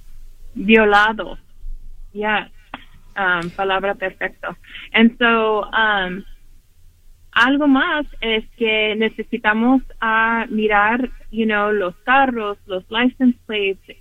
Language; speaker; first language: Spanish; early bilingual, heritage; Spanish